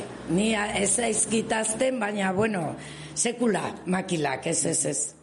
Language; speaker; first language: Basque; non-native, local second language; Spanish